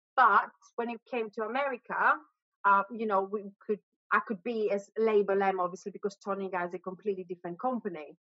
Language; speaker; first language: English; non-native, fluent; Greek